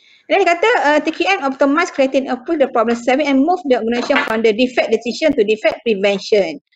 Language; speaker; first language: English; non-native, local second language; Malay